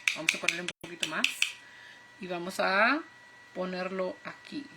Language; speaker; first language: Spanish; early bilingual, heritage; Spanish